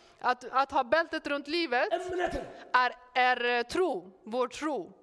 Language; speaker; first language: Swedish; non-native, fluent; Amharic